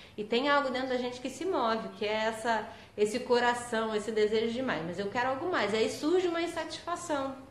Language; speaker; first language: Portuguese; native; Portuguese